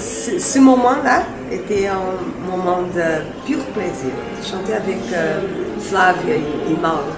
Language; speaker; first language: French; non-native, learner; Portuguese